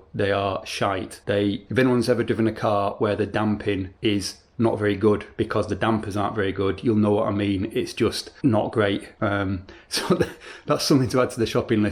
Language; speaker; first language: English; native; English